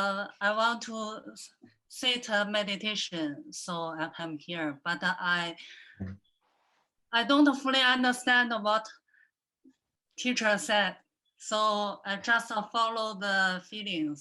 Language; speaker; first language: English; non-native, learner; Chinese